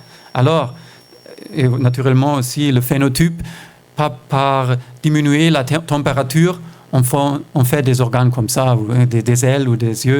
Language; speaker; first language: French; non-native, fluent; German